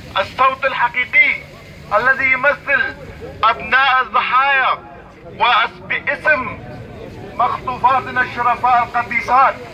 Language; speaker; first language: Arabic; non-native, local second language; Kurdish